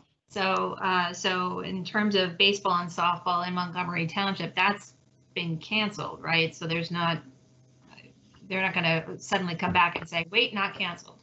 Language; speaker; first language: English; native; English